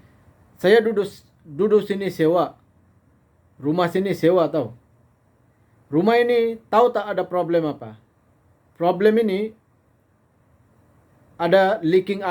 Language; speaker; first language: Indonesian; non-native, fluent; Bangla